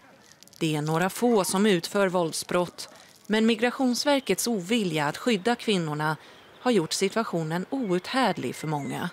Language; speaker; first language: Swedish; native; Swedish